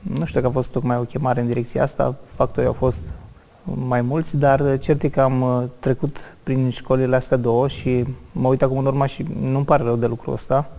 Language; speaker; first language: Romanian; native; Romanian